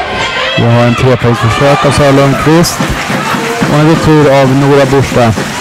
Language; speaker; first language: Swedish; native; Swedish